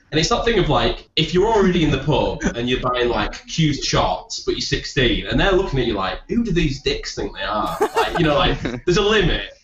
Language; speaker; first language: English; native; English